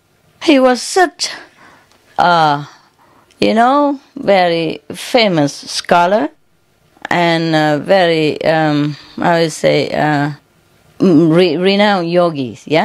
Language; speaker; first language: English; non-native, fluent; Vietnamese